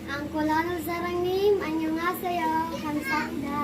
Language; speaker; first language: Korean; non-native, learner; Cebuano